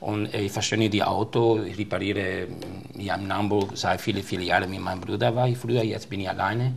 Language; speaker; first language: German; non-native, fluent; Italian